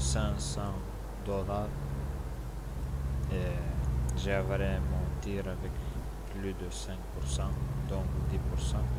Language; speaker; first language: French; non-native, learner; Romanian